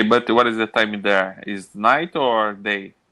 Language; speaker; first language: English; non-native, learner; Portuguese